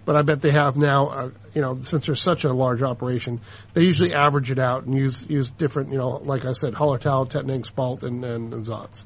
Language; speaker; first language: English; native; English